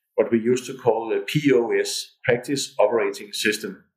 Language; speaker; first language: English; non-native, fluent; Danish